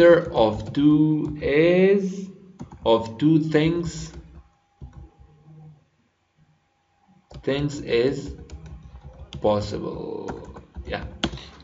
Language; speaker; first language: English; non-native, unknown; Persian